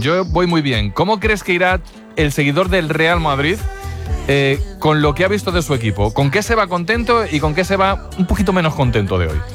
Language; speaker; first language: Spanish; native; Spanish